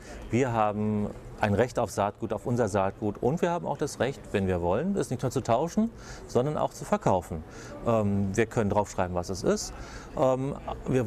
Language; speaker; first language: German; native; German